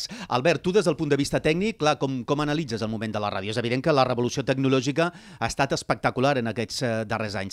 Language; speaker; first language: Catalan; native; Catalan